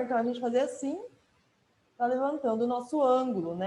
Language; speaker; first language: Portuguese; native; Portuguese